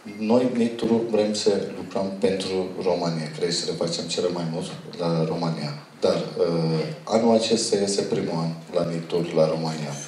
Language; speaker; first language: Romanian; non-native, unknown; Turkish